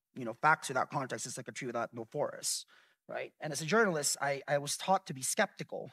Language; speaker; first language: English; early bilingual, other home language; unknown